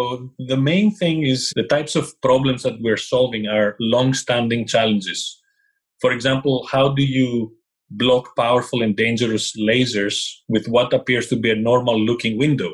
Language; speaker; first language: English; non-native, fluent; Greek